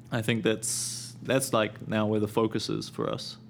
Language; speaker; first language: English; native; English